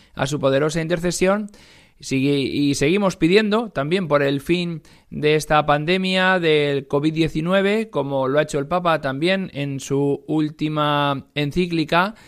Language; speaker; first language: Spanish; native; Spanish